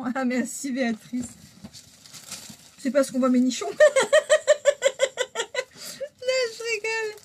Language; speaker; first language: French; native; French